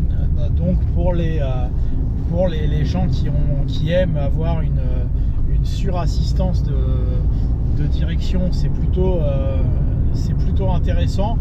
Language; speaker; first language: French; native; French